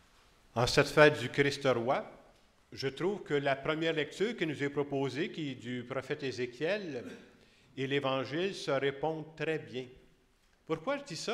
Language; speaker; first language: French; native; French